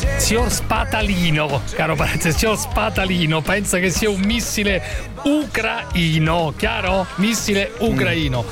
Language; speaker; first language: Italian; native; Italian